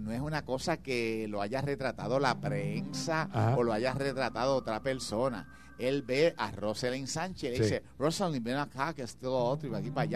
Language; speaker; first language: Spanish; native; Spanish